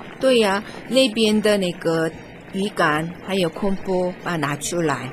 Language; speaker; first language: Chinese; non-native, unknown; Korean